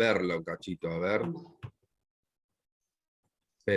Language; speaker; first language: Spanish; native; Spanish